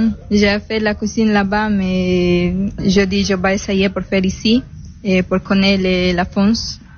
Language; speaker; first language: French; non-native, learner; Spanish